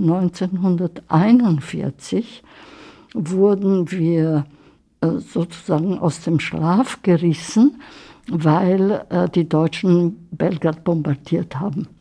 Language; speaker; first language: German; early bilingual, heritage; German